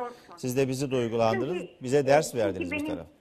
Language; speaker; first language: Turkish; native; Turkish